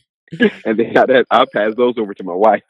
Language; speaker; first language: English; native; English